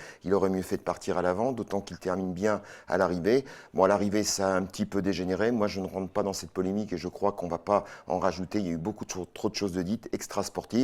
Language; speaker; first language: French; native; French